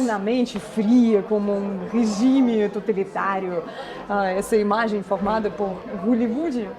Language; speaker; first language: Portuguese; non-native, fluent; Russian